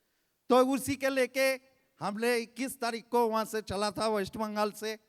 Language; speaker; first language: Hindi; non-native, local second language; Bangla